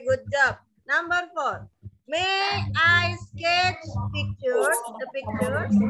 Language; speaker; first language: English; non-native, learner; Indonesian